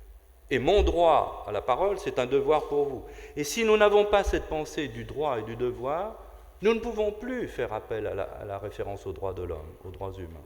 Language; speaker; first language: French; native; French